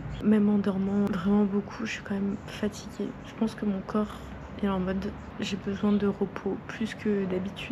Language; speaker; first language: French; native; French